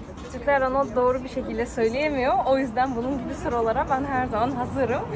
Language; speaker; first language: Turkish; non-native, fluent; Russian